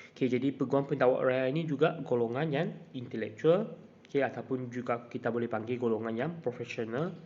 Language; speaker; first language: Malay; non-native, local second language; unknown